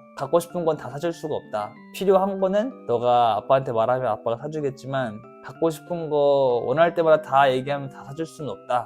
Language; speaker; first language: Korean; native; Korean